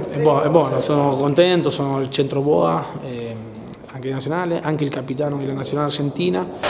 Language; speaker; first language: Italian; non-native, fluent; Spanish